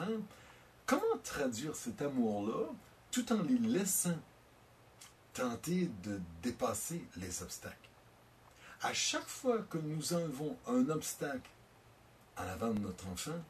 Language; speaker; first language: French; native; French